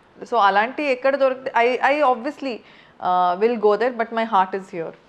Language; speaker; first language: Telugu; non-native, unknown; Kannada